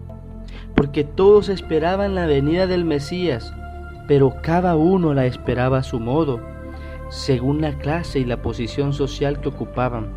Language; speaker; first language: Spanish; native; Spanish